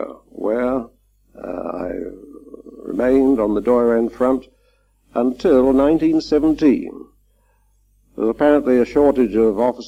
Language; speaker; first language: English; native; English